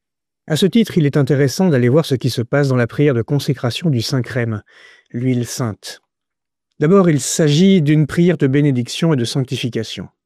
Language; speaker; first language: French; native; French